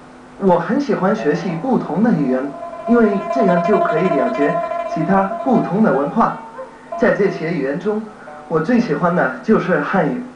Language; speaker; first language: Chinese; non-native, learner; Spanish